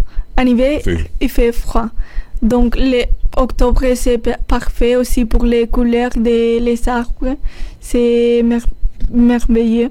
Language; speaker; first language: French; non-native, learner; Spanish